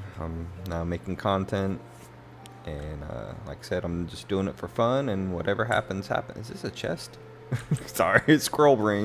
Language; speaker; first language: English; native; English